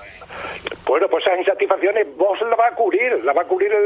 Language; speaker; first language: Spanish; native; Spanish